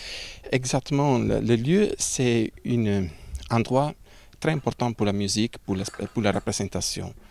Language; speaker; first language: French; non-native, learner; Italian